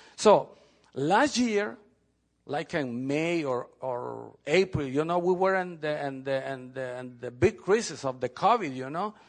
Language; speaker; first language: English; non-native, fluent; Spanish